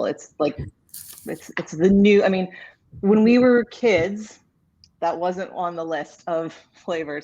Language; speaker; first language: English; native; English